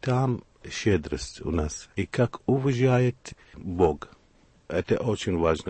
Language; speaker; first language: Russian; non-native, learner; Arabic